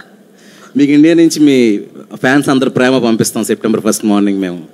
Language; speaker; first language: Telugu; native; Telugu